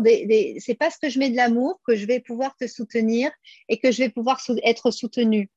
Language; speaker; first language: French; native; French